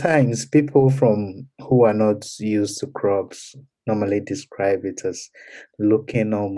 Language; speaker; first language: English; non-native, local second language; Ewe